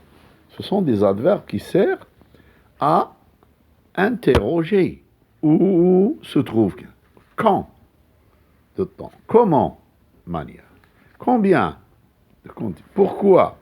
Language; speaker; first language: French; non-native, local second language; Arabic